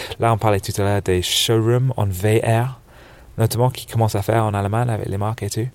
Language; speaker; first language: French; non-native, fluent; English